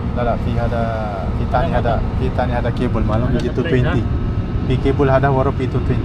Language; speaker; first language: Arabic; non-native, learner; Filipino